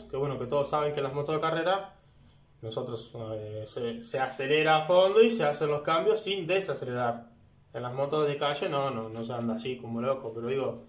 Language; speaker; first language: Spanish; native; Spanish